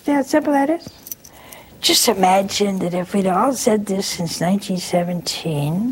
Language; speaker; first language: English; native; English